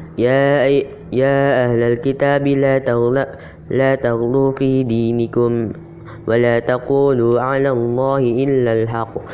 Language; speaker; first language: Arabic; non-native, learner; Indonesian